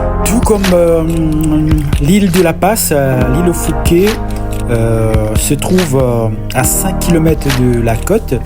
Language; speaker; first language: French; non-native, local second language; Morisyen